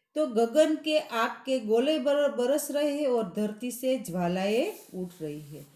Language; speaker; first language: Hindi; non-native, local second language; Gujarati